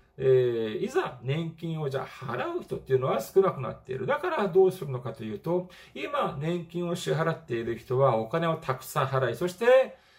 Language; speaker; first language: Japanese; non-native, fluent; Korean